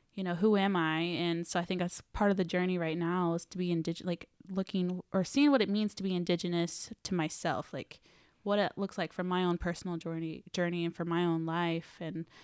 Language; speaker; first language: English; native; English